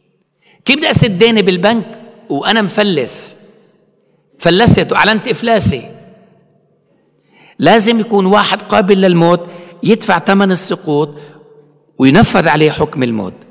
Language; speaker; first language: Arabic; native; Arabic